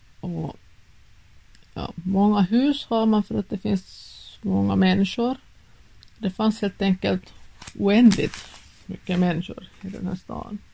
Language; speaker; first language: Swedish; native; Swedish